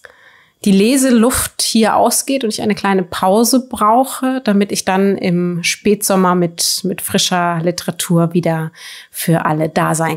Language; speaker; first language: German; native; German